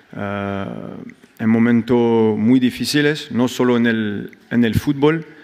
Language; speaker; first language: Spanish; non-native, fluent; French